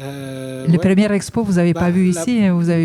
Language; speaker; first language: French; native; French